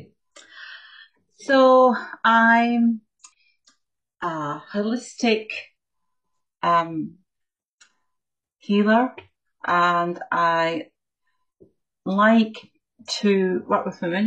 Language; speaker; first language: English; native; English